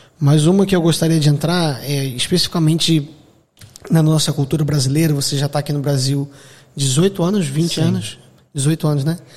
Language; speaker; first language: Portuguese; native; Portuguese